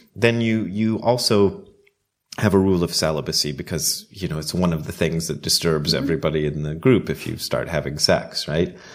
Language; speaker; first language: English; native; English